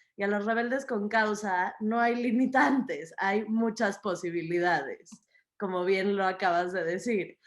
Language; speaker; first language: Spanish; native; Spanish